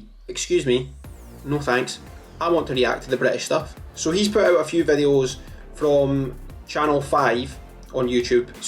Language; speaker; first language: English; native; English